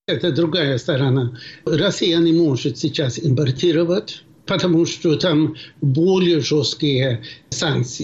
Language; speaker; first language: Russian; non-native, fluent; Swedish